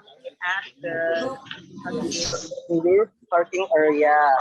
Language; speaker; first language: English; non-native, fluent; Indonesian